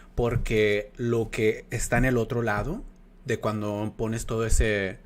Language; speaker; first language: Spanish; early bilingual, other home language; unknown